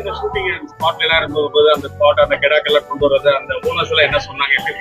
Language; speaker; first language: Tamil; native; Tamil